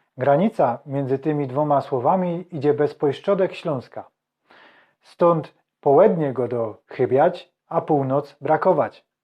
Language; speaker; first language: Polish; native; Polish